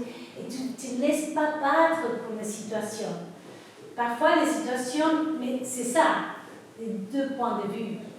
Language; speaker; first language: French; non-native, fluent; Spanish